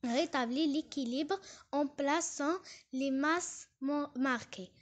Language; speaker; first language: French; non-native, local second language; Arabic